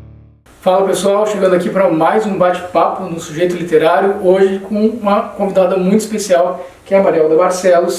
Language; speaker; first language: Portuguese; native; Portuguese